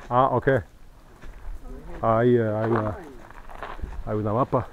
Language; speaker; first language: Spanish; non-native, learner; English